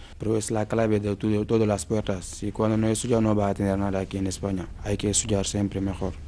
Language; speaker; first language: Spanish; non-native, learner; Wolof